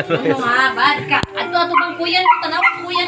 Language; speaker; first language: Filipino; native; Filipino